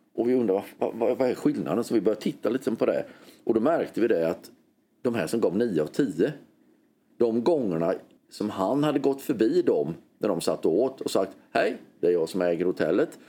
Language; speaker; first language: Swedish; native; Swedish